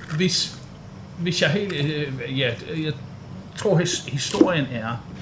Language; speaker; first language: Danish; non-native, fluent; English